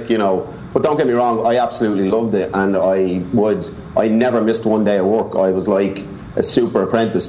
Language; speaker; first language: English; native; English